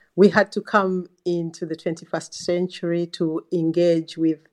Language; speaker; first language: English; non-native, local second language; Ganda